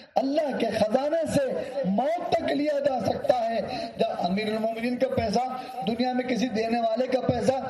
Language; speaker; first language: Urdu; native; Urdu